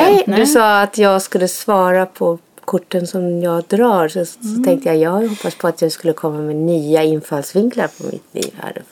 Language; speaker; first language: Swedish; native; Swedish